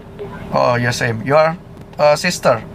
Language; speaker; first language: English; non-native, learner; Indonesian